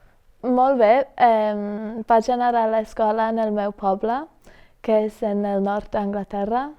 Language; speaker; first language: Catalan; non-native, fluent; English